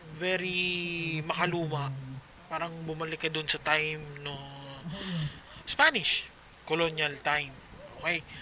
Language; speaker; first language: Filipino; non-native, local second language; Bikol